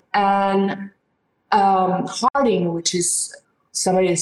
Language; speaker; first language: English; non-native, fluent; Spanish